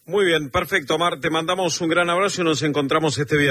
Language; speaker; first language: Spanish; native; Spanish